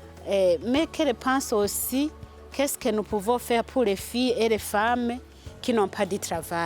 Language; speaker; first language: French; non-native, local second language; Rundi